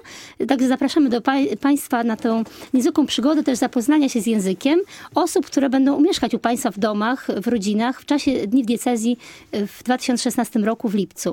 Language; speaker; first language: Polish; native; Polish